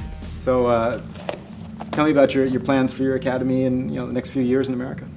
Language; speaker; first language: English; native; English